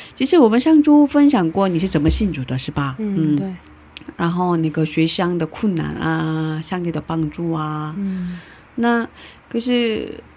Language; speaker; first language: Chinese; non-native, fluent; Korean